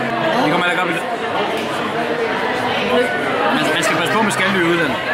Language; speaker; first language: Danish; native; Danish